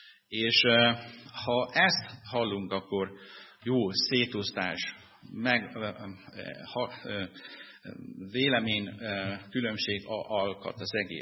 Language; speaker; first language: Hungarian; non-native, fluent; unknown